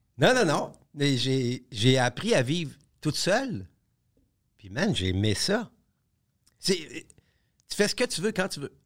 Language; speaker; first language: French; native; French